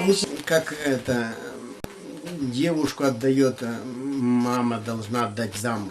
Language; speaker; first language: Russian; non-native, local second language; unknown